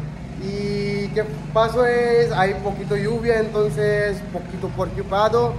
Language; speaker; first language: Spanish; non-native, learner; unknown